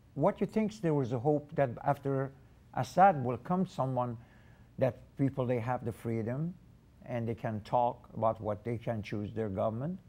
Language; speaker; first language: English; non-native, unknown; Persian